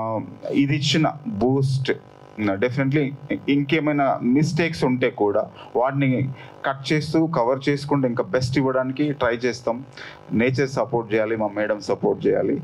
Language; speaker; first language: Telugu; native; Telugu